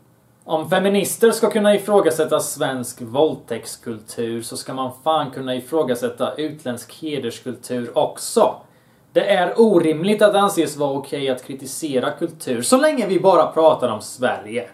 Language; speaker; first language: Swedish; early bilingual, other home language; Bosnian